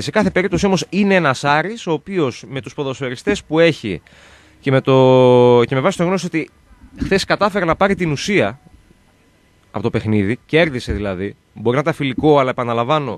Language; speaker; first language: Greek; native; Greek